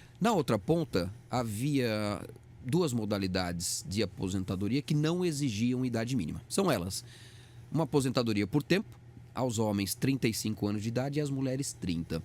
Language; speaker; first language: Portuguese; native; Portuguese